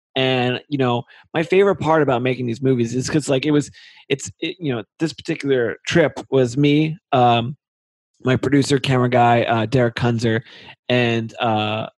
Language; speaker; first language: English; native; English